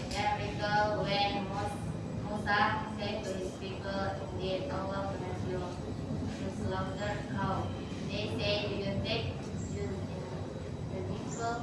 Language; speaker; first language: English; non-native, learner; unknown